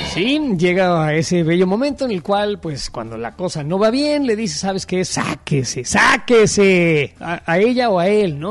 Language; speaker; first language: Spanish; native; Spanish